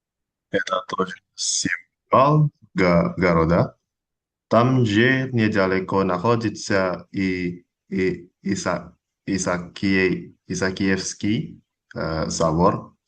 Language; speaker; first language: Russian; non-native, learner; Indonesian